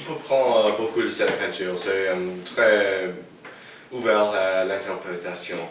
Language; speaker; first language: French; non-native, learner; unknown